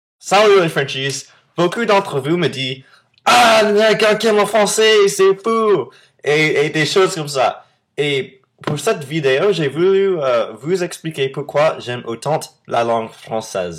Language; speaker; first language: French; non-native, fluent; English